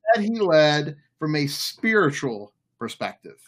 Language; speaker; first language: English; native; English